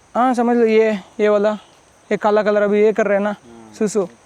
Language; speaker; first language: Hindi; non-native, local second language; Kannada